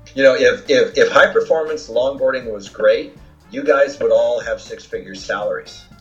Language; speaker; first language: English; native; English